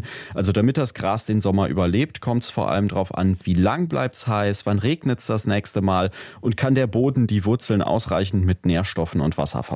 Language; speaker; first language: German; native; German